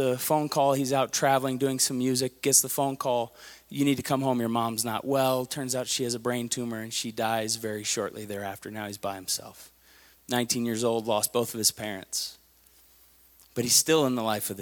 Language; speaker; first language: English; native; English